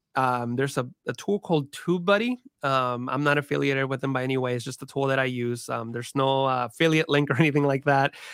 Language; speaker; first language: English; early bilingual, other home language; Spanish